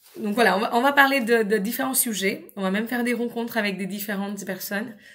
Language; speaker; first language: French; non-native, fluent; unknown